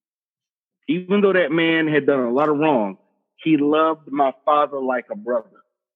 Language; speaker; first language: English; native; English